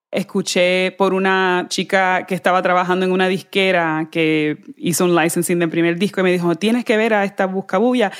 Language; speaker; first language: Spanish; early bilingual, heritage; Spanish